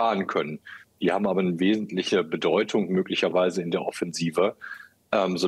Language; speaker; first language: German; native; German